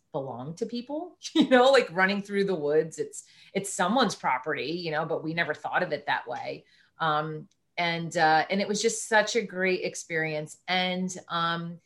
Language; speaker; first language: English; native; English